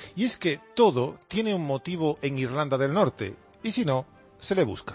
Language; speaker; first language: Spanish; native; Spanish